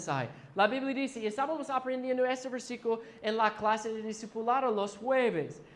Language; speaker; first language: Spanish; non-native, fluent; English